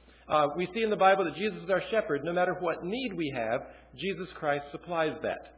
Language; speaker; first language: English; early bilingual, other home language; Chinese